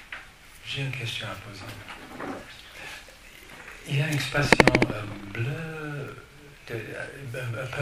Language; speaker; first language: French; non-native, fluent; English